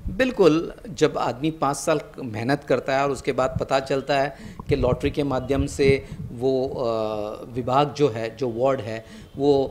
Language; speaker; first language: Hindi; non-native, local second language; Marathi